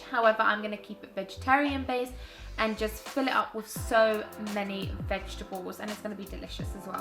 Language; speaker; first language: English; native; English